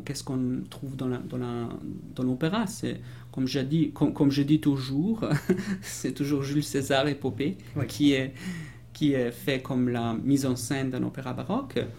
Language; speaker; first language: French; non-native, fluent; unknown